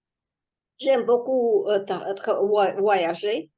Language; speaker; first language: French; non-native, learner; Russian